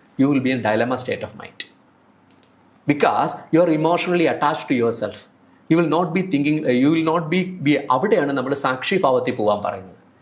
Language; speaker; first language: English; non-native, local second language; Malayalam